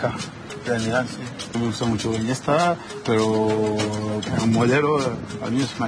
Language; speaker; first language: Spanish; non-native, learner; French